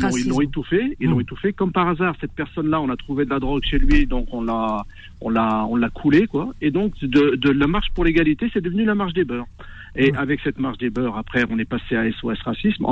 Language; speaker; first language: French; early bilingual, other home language; Arabic